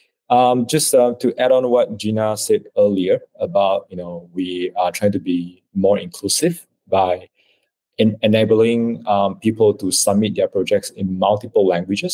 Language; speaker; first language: English; non-native, local second language; Chinese